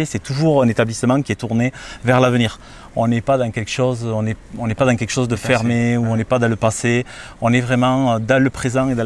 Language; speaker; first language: French; native; French